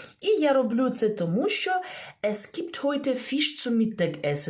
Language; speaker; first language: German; non-native, fluent; Ukrainian